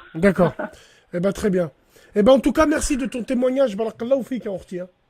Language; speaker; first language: French; early bilingual, other home language; Arabic